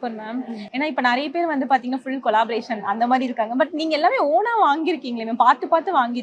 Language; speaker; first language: Tamil; native; Tamil